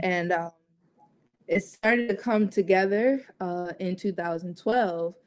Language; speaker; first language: English; native; English